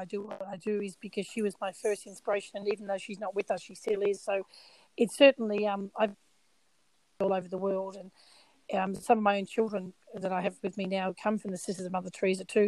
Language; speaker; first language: English; native; English